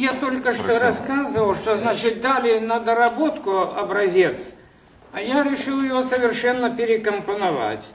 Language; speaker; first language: Russian; native; Russian